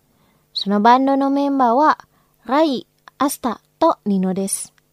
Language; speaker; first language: Japanese; non-native, fluent; Indonesian